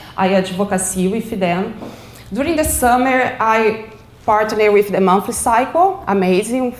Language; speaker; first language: English; non-native, learner; Portuguese